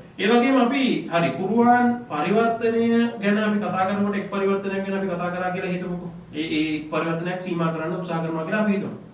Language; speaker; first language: Sinhala; non-native, local second language; Tamil